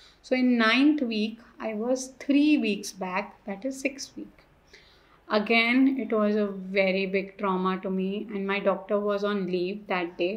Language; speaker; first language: English; non-native, local second language; Hindi